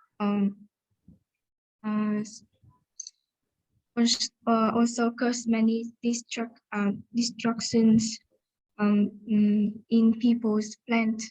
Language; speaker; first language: English; non-native, learner; Vietnamese